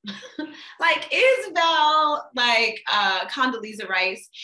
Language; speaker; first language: English; native; English